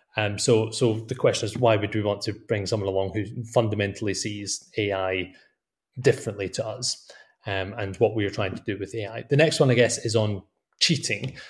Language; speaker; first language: English; native; English